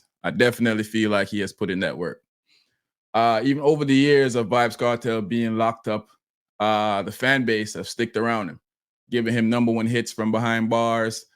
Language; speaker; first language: English; native; English